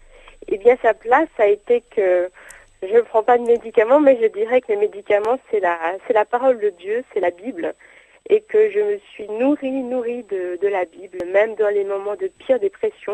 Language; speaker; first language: French; native; French